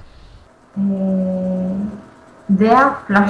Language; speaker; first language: German; non-native, learner; Spanish